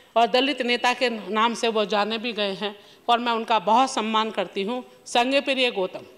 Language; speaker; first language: Hindi; native; Hindi